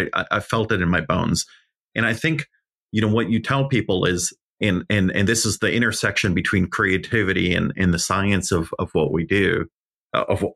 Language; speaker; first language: English; early bilingual, other home language; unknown